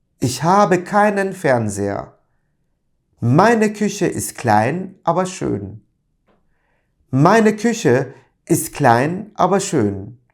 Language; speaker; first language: German; non-native, fluent; Turkish